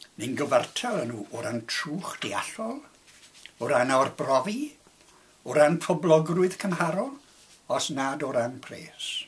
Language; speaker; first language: Welsh; non-native, local second language; English